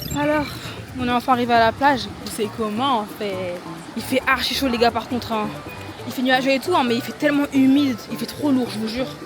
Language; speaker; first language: French; native; French